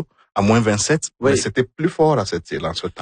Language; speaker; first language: French; non-native, fluent; Igbo